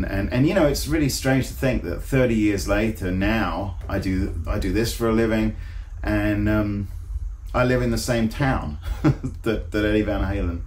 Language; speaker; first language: English; native; English